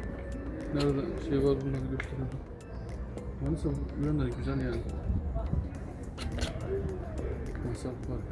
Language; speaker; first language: Turkish; native; Turkish